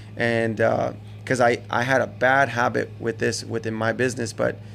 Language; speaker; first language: English; native; English